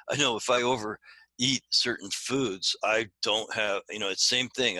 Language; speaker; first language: English; native; English